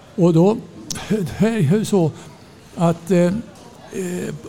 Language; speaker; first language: Swedish; native; Swedish